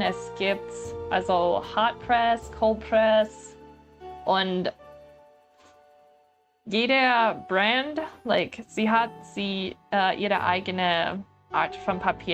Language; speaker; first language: German; non-native, learner; English